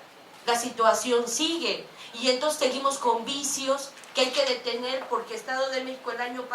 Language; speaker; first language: Spanish; native; Spanish